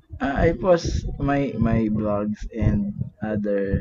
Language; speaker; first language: English; non-native, learner; Filipino